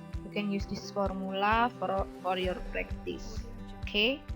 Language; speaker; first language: English; non-native, learner; Indonesian